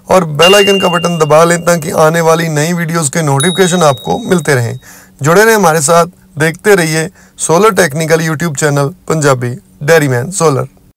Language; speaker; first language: Hindi; non-native, local second language; Punjabi